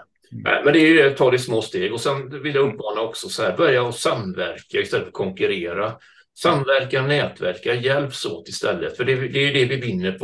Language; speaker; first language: Swedish; native; Swedish